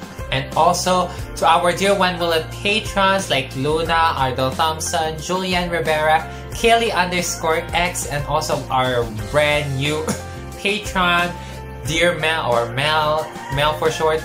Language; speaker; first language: English; non-native, local second language; Filipino